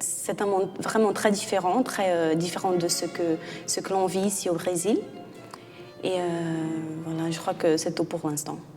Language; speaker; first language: French; non-native, fluent; Portuguese